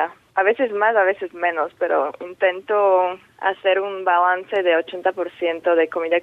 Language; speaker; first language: Spanish; non-native, fluent; Slovak